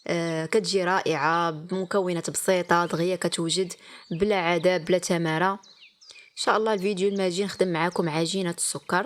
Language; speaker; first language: Arabic; native; Arabic